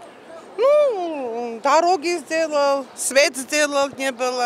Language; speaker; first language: Russian; non-native, learner; Georgian